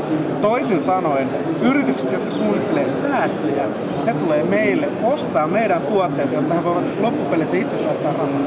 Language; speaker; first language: Finnish; native; Finnish